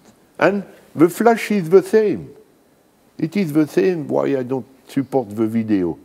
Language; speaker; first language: English; non-native, learner; French